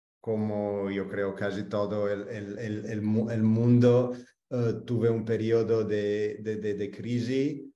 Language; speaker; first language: Spanish; non-native, fluent; Italian